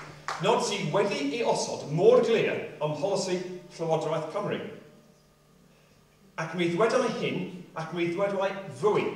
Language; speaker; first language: Welsh; non-native, fluent; English